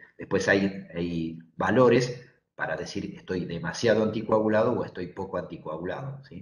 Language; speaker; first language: Spanish; native; Spanish